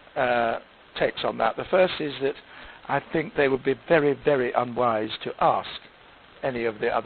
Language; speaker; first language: English; native; English